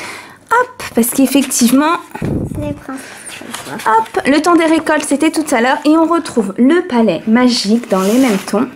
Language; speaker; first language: French; native; French